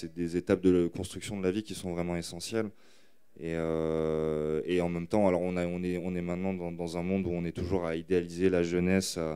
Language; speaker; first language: French; native; French